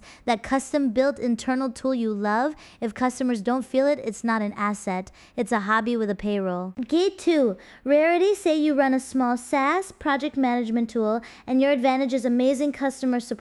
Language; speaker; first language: English; native; English